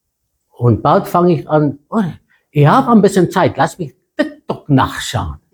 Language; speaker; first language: German; non-native, fluent; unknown